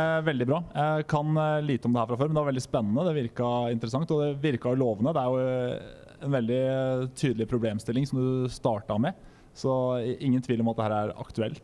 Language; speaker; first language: Norwegian; native; Norwegian